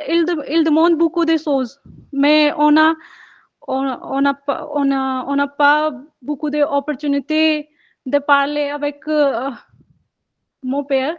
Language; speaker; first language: French; non-native, learner; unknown